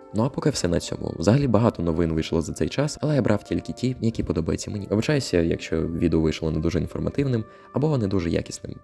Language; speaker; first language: Ukrainian; non-native, local second language; Russian